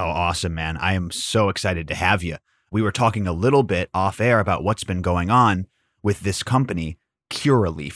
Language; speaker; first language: English; native; English